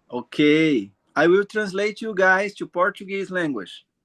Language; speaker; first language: English; non-native, learner; Portuguese